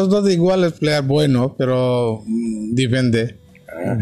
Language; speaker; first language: Spanish; non-native, learner; Bangla